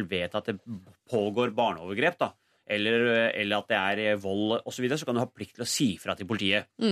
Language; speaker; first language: Norwegian; early bilingual, other home language; Urdu